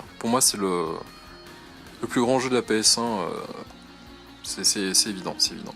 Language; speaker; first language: French; native; French